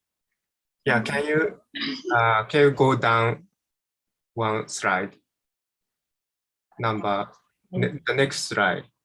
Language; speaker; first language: English; non-native, fluent; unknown